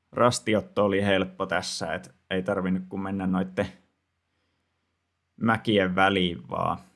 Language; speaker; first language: Finnish; native; Finnish